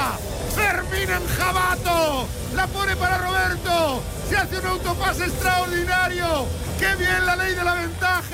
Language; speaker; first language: Spanish; native; Spanish